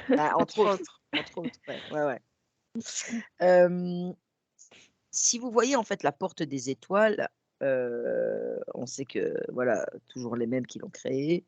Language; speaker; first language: French; native; French